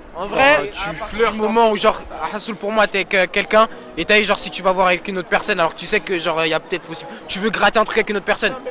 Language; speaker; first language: French; early bilingual, other home language; Lingala